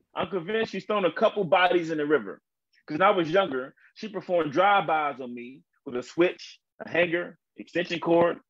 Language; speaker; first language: English; native; English